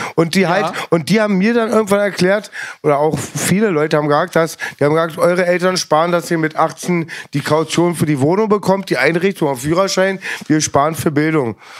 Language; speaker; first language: German; native; German